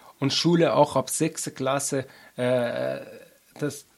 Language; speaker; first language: German; non-native, learner; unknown